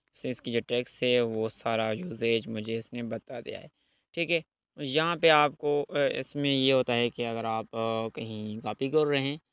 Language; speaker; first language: Urdu; native; Urdu